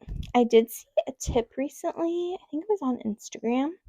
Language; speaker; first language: English; native; English